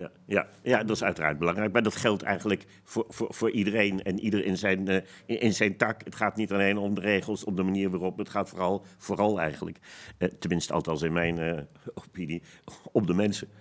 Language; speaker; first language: Dutch; native; Dutch